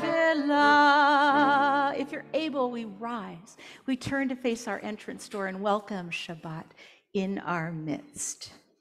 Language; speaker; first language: English; native; English